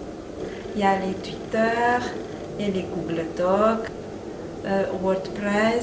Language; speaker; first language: French; non-native, local second language; Malagasy